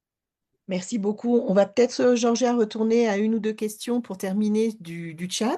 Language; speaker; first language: French; non-native, fluent; Spanish